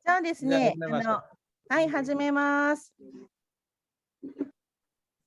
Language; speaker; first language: Japanese; non-native, fluent; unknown